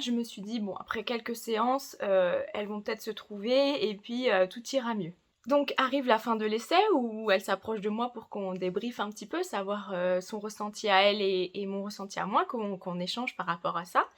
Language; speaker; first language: French; native; French